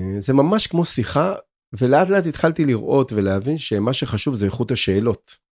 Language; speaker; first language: Hebrew; native; Hebrew